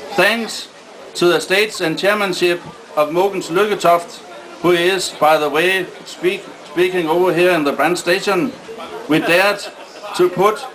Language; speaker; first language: English; non-native, fluent; Danish